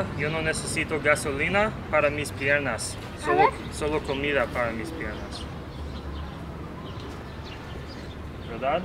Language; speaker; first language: Spanish; non-native, learner; English